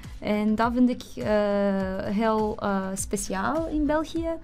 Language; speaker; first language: Dutch; non-native, learner; Arabic